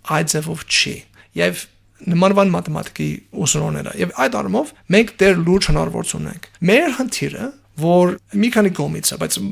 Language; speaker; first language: Armenian; non-native, fluent; English